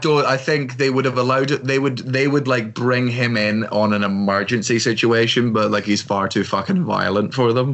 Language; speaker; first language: English; native; English